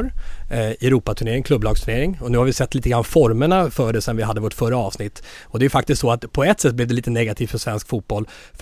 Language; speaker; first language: Swedish; native; Swedish